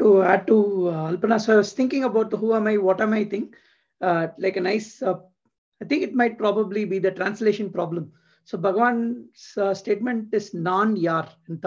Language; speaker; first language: English; non-native, local second language; Tamil